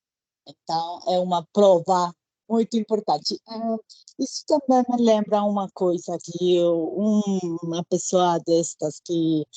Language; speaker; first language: Portuguese; non-native, learner; Spanish